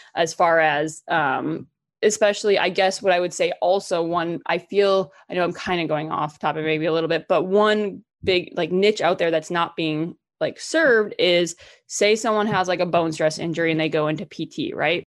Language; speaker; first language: English; native; English